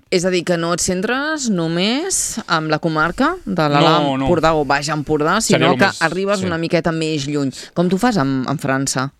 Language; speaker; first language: Catalan; native; Catalan